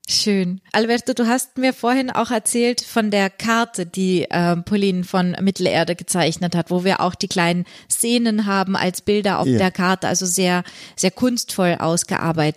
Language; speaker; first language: German; native; German